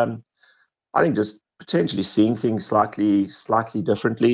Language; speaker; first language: English; native; English